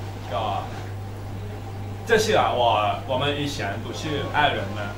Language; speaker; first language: Chinese; non-native, learner; Thai